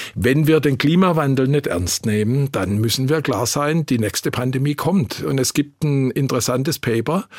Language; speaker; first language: German; native; German